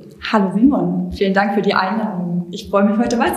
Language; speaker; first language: German; native; German